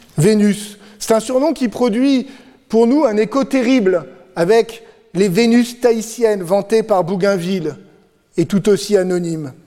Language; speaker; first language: French; native; French